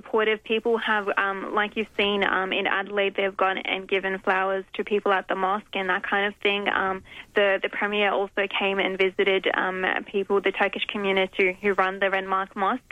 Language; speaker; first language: English; native; English